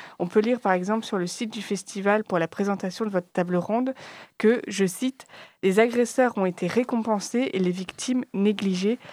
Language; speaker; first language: French; native; French